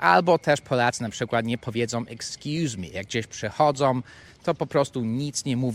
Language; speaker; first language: Polish; non-native, fluent; English